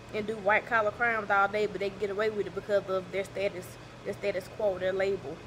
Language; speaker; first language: English; native; English